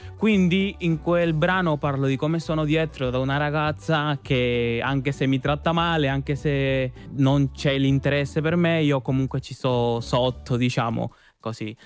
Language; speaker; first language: Italian; non-native, fluent; Spanish